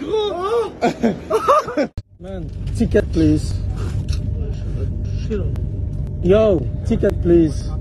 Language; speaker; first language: English; non-native, learner; French